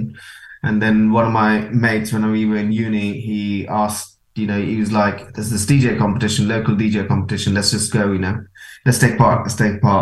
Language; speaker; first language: English; non-native, local second language; Konkani